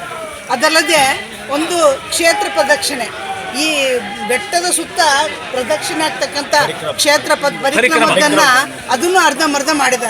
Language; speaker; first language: Kannada; native; Kannada